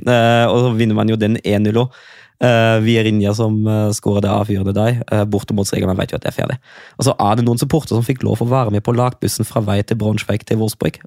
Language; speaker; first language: Norwegian; non-native, fluent; German